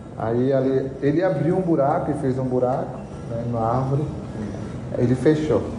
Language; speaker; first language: Portuguese; non-native, local second language; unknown